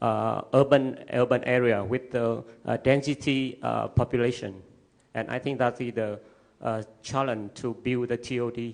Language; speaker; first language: English; non-native, learner; Vietnamese